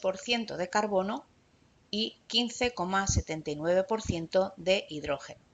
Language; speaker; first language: Spanish; native; Spanish